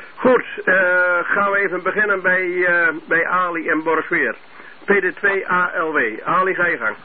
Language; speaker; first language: Dutch; native; Dutch